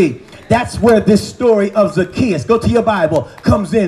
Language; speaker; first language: English; native; English